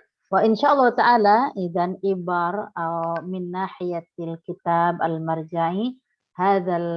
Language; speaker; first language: Arabic; non-native, fluent; Indonesian